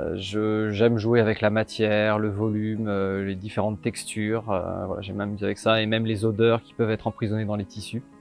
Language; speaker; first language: French; native; French